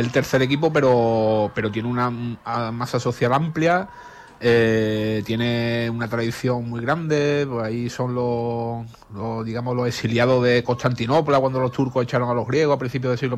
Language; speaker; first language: Spanish; native; Spanish